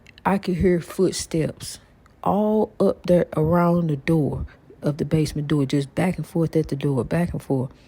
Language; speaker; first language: English; native; English